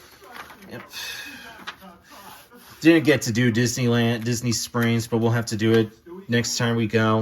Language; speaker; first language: English; native; English